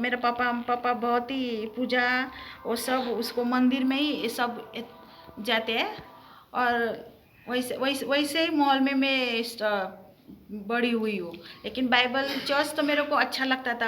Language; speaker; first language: Hindi; early bilingual, heritage; Hindi